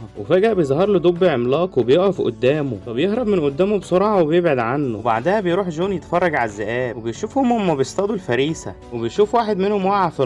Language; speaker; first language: Arabic; native; Arabic